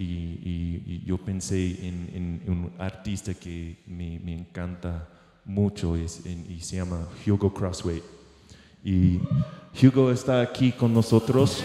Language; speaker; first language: Spanish; non-native, learner; English